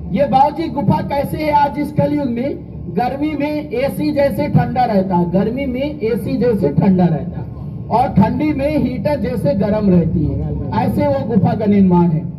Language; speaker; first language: Hindi; native; Hindi